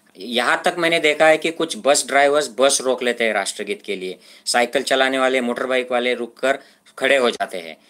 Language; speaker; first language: Hindi; non-native, local second language; Marathi